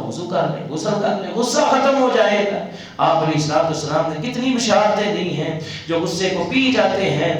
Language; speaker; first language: Urdu; non-native, local second language; Punjabi